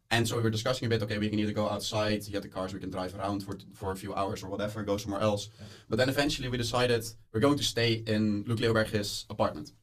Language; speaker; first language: English; non-native, fluent; Dutch